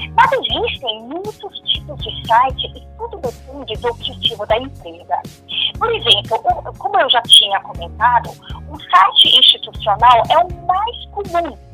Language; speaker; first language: Portuguese; non-native, local second language; German